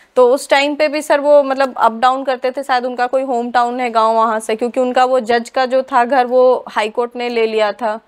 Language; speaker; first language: Hindi; native; Hindi